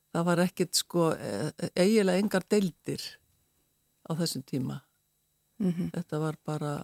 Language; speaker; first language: Icelandic; native; Icelandic